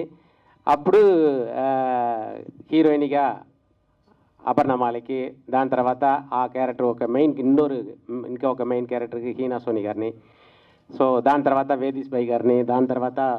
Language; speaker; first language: Telugu; native; Telugu